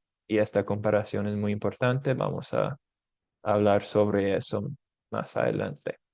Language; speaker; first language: Spanish; non-native, fluent; English